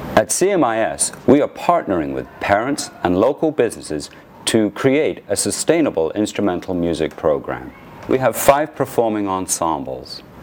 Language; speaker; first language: English; native; English